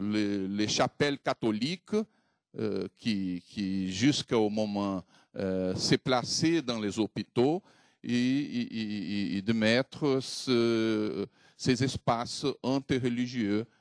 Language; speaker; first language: French; non-native, fluent; Portuguese